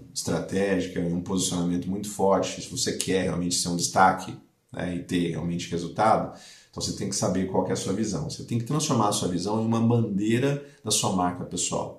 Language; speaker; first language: Portuguese; native; Portuguese